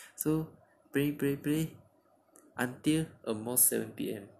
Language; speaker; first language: English; non-native, local second language; Chinese